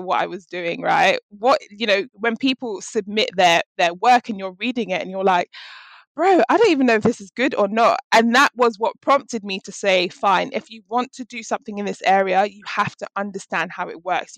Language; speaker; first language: English; native; English